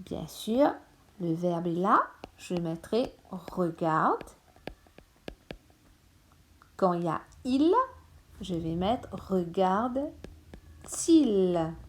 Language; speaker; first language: French; non-native, local second language; Morisyen